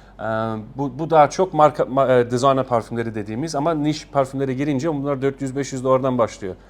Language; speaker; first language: Turkish; early bilingual, heritage; Turkish